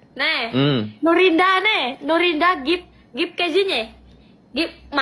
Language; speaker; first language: Vietnamese; non-native, learner; Indonesian